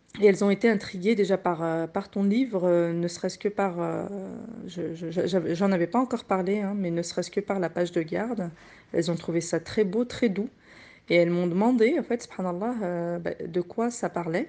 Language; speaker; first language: French; native; French